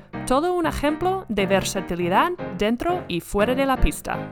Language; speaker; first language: Spanish; non-native, fluent; English